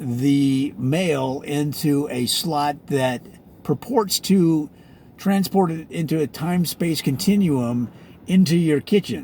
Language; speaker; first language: English; native; English